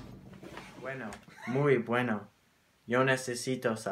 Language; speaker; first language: Spanish; non-native, learner; English